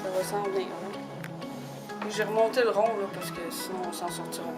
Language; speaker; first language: French; native; French